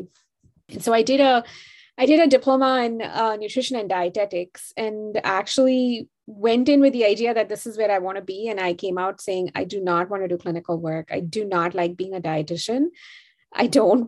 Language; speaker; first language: English; non-native, local second language; Hindi